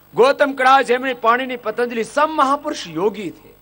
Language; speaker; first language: Hindi; native; Hindi